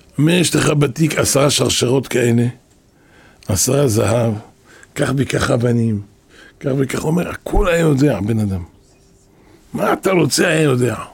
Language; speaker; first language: Hebrew; native; Hebrew